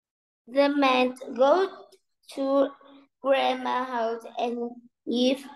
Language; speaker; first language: English; non-native, learner; Vietnamese